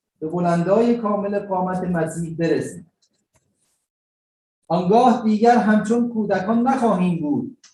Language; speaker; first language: Persian; native; Persian